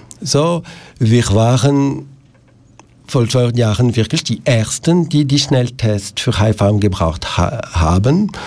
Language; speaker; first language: German; non-native, local second language; French